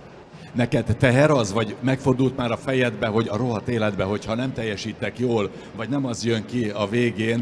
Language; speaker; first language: Hungarian; native; Hungarian